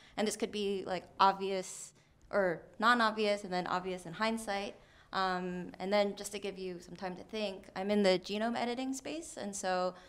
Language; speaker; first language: English; native; English